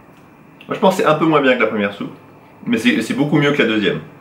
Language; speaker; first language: French; native; French